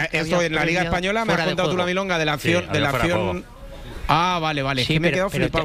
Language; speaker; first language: Spanish; native; Spanish